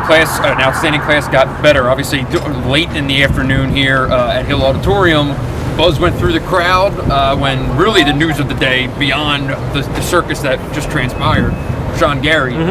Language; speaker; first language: English; native; English